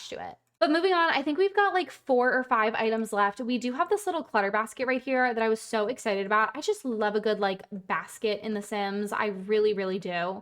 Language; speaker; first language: English; native; English